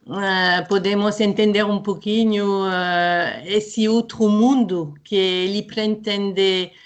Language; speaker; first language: Portuguese; non-native, fluent; French